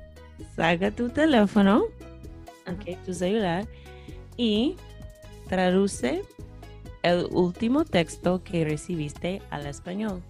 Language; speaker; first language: Spanish; non-native, fluent; English